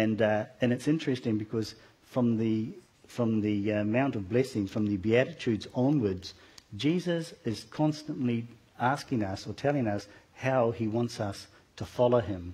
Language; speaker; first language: English; native; English